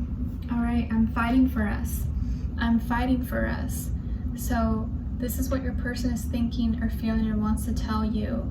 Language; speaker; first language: English; native; English